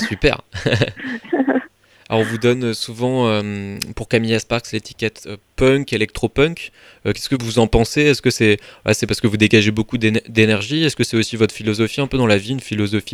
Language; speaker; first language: French; native; French